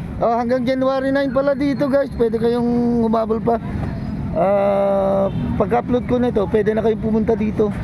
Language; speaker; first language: Filipino; non-native, local second language; Iloko